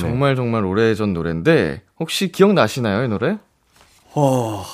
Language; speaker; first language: Korean; native; Korean